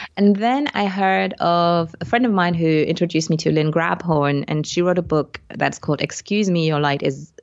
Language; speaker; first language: English; non-native, fluent; Luxembourgish